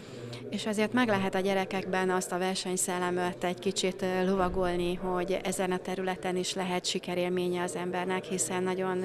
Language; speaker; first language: Hungarian; native; Hungarian